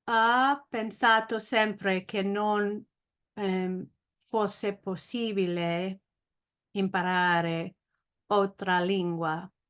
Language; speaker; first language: Italian; non-native, learner; English